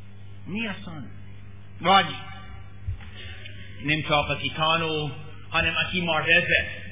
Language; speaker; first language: Hungarian; non-native, learner; English